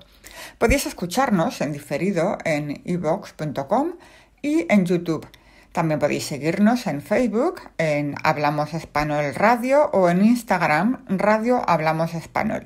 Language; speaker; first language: Spanish; native; Spanish